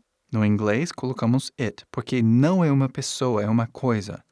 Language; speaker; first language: Portuguese; non-native, fluent; English